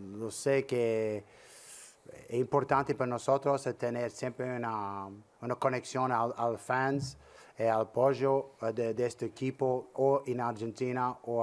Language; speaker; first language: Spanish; non-native, learner; English